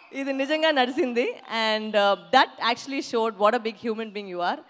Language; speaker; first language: Telugu; non-native, fluent; Tamil